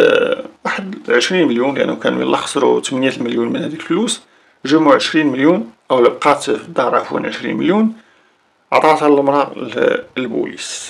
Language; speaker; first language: Arabic; native; Arabic